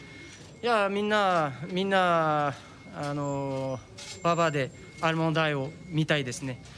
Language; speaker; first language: Japanese; non-native, fluent; French